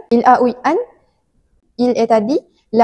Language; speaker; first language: French; non-native, learner; Malay